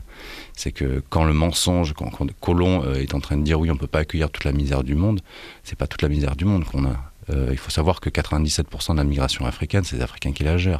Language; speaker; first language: French; native; French